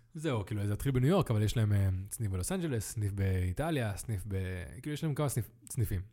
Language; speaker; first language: Hebrew; early bilingual, other home language; Spanish